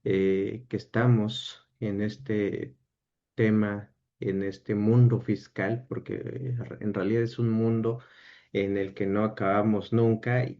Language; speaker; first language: Spanish; native; Spanish